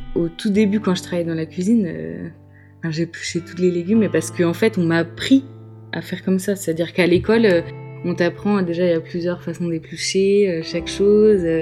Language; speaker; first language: French; native; French